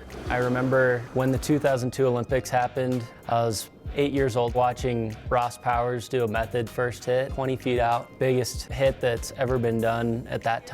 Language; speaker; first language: English; native; English